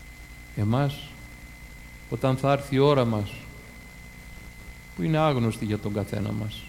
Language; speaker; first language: Greek; native; Greek